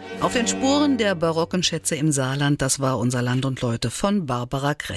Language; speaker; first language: German; native; German